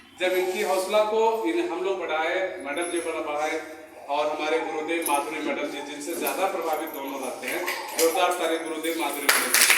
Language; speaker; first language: Hindi; native; Hindi